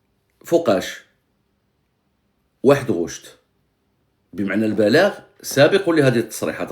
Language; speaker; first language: Arabic; native; Arabic